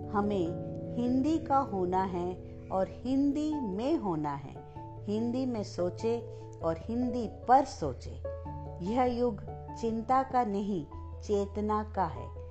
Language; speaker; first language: Hindi; non-native, local second language; Kannada